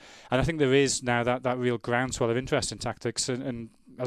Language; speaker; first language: English; native; English